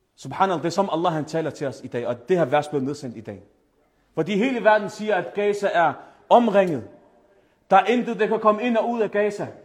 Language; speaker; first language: Danish; early bilingual, other home language; Arabic